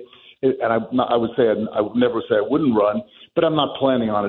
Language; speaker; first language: English; native; English